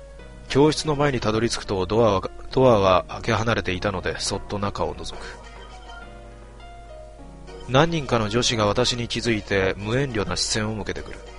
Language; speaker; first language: Japanese; native; Japanese